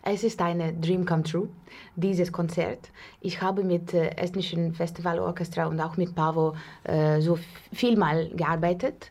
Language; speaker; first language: German; non-native, fluent; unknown